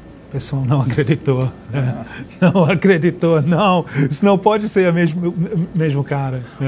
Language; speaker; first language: Portuguese; non-native, fluent; English